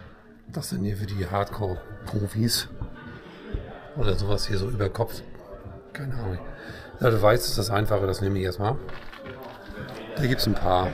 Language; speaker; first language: German; native; German